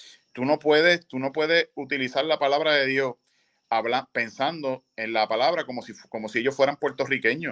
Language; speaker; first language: Spanish; native; Spanish